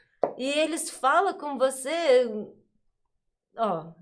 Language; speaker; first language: Portuguese; non-native, learner; Russian